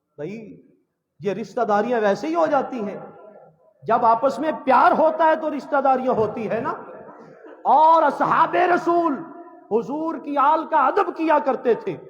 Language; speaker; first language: Urdu; non-native, local second language; Punjabi